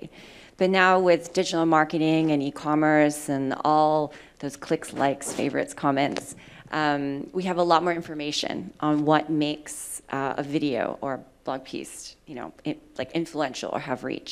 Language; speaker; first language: English; early bilingual, other home language; Vietnamese